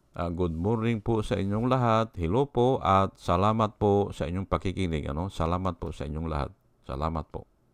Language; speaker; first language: Filipino; non-native, local second language; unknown